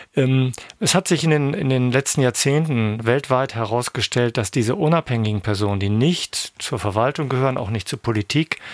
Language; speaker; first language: German; native; German